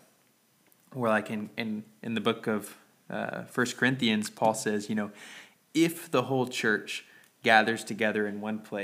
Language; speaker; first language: English; native; English